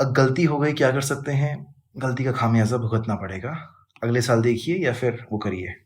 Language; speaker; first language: Hindi; native; Hindi